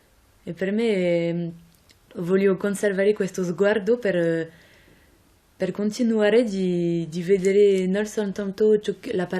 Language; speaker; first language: Italian; non-native, fluent; French